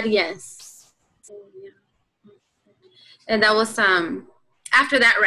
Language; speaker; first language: English; native; English